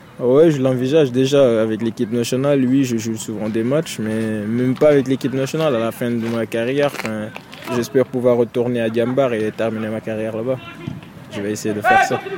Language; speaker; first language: French; non-native, local second language; Wolof